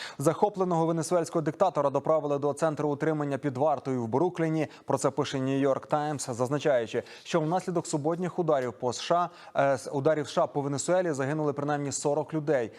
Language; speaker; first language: Ukrainian; native; Ukrainian